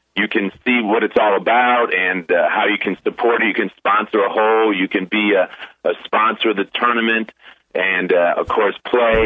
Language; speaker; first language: English; native; English